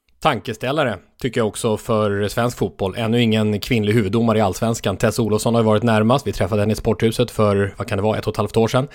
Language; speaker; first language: Swedish; native; Swedish